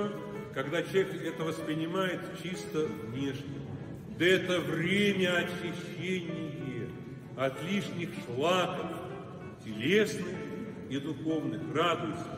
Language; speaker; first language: Russian; native; Russian